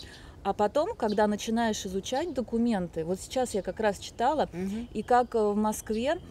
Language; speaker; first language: Russian; native; Russian